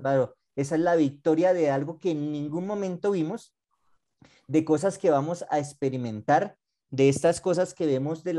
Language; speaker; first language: Spanish; native; Spanish